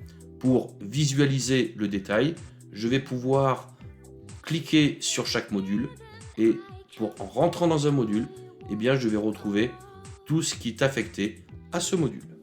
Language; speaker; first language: French; native; French